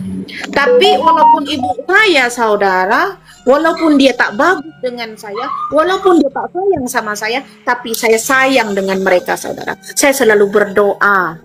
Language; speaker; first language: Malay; non-native, local second language; Madurese